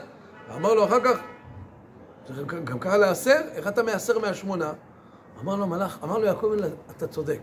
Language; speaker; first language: Hebrew; native; Hebrew